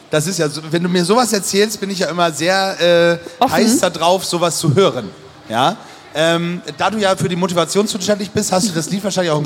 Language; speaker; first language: German; native; German